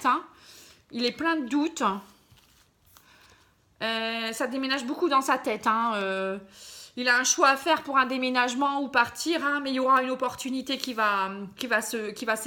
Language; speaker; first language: French; native; French